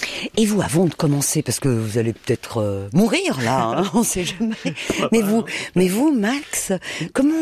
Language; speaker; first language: French; native; French